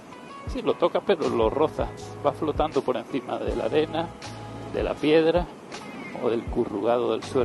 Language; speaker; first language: Spanish; native; Spanish